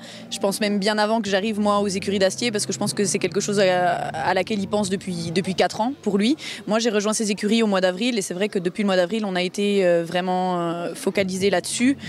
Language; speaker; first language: French; native; French